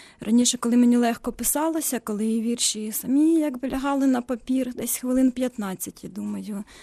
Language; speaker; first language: Ukrainian; non-native, local second language; Russian